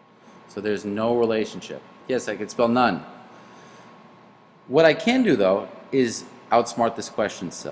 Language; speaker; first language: English; native; English